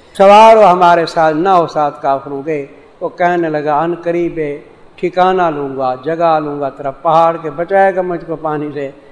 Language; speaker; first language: Urdu; non-native, local second language; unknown